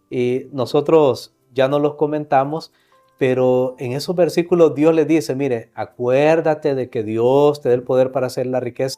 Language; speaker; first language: Spanish; native; Spanish